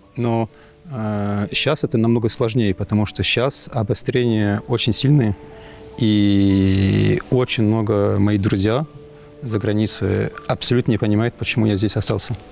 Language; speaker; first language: Russian; non-native, fluent; English